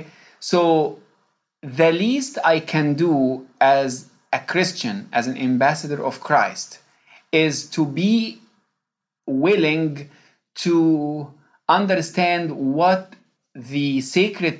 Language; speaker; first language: English; non-native, fluent; Arabic